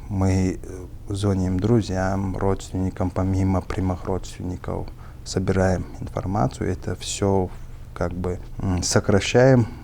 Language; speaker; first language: Russian; non-native, local second language; Chechen